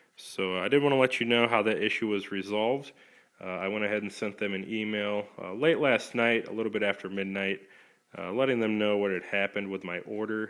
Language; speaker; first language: English; native; English